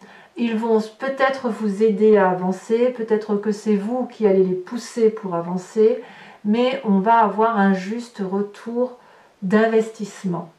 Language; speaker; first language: French; native; French